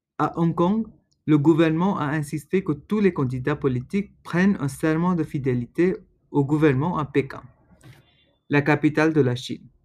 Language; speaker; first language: French; non-native, learner; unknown